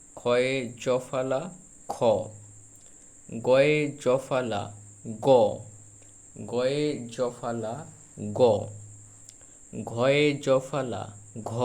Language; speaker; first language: Bangla; native; Bangla